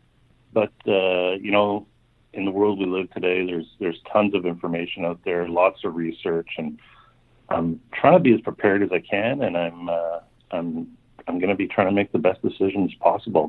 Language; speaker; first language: English; native; English